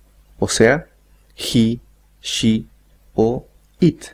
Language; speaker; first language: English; non-native, fluent; Spanish